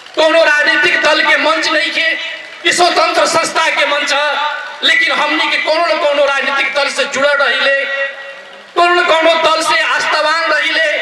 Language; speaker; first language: Bhojpuri; non-native, local second language; Dangaura Tharu